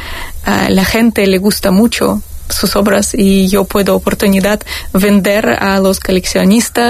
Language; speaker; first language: Spanish; non-native, learner; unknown